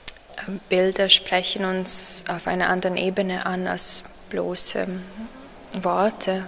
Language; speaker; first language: German; early bilingual, other home language; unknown